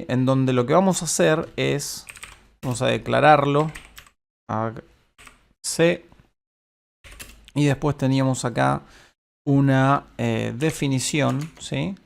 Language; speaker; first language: Spanish; native; Spanish